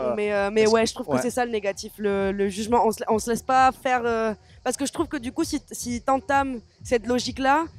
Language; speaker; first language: French; native; French